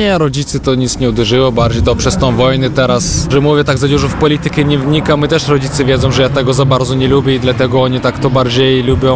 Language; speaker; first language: Polish; non-native, learner; Russian